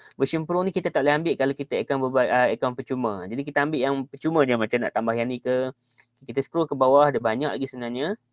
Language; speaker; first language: Malay; native; Malay